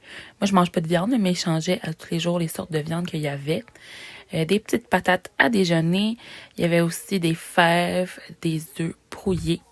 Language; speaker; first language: French; native; French